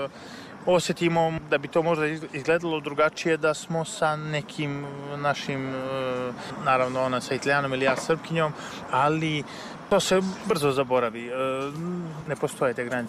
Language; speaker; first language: Serbian; native; Serbian